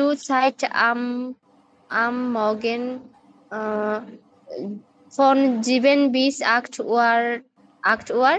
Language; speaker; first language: German; non-native, learner; Bangla